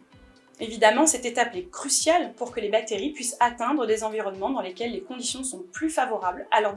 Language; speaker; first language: French; native; French